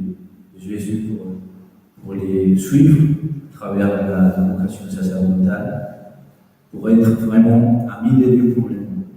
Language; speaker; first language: French; non-native, fluent; Spanish